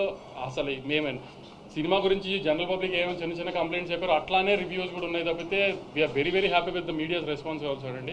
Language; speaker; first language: Telugu; native; Telugu